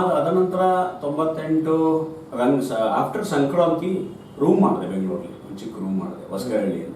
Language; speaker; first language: Kannada; native; Kannada